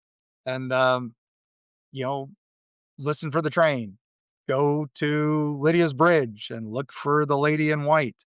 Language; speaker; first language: English; native; English